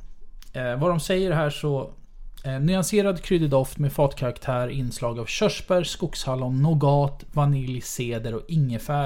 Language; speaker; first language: Swedish; native; Swedish